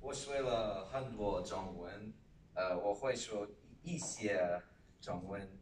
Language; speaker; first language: Chinese; non-native, learner; English